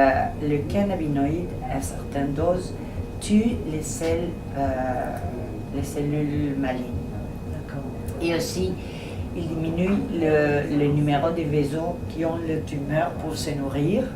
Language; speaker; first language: French; non-native, fluent; Spanish